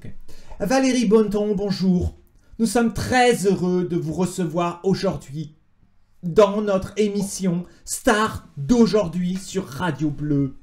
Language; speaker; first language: French; native; French